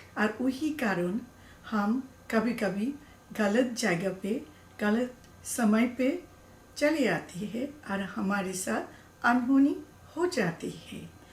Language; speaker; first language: Hindi; non-native, learner; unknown